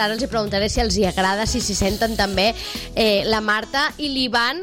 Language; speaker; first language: Catalan; native; Catalan